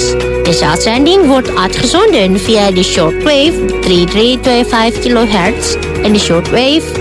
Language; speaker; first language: Dutch; non-native, fluent; Indonesian